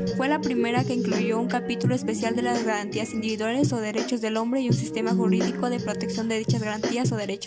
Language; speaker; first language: Spanish; native; Spanish